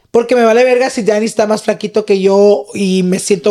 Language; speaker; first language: Spanish; early bilingual, heritage; Spanish